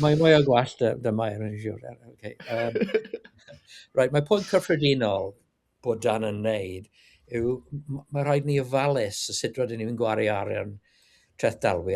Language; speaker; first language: Welsh; non-native, learner; English